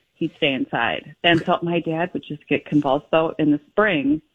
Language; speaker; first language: English; native; English